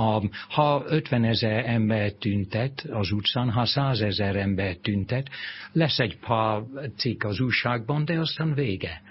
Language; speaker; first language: Hungarian; non-native, fluent; English